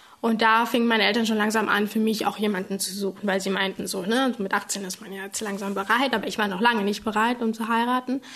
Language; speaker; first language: German; early bilingual, other home language; Tamil